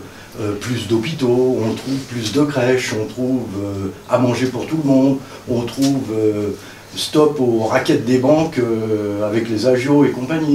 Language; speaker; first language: French; native; French